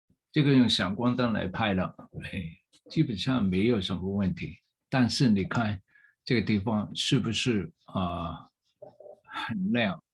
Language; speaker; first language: Chinese; non-native, fluent; English